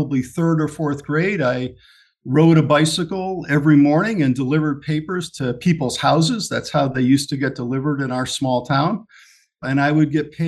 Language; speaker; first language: English; native; English